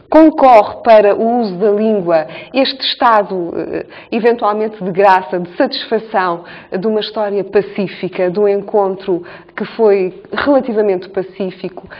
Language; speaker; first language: Portuguese; native; Portuguese